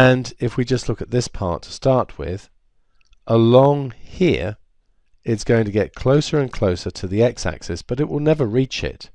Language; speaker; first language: English; native; English